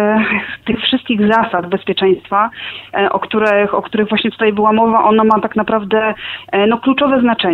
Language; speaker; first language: Polish; native; Polish